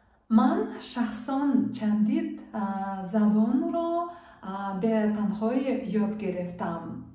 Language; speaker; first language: Persian; non-native, fluent; Kyrgyz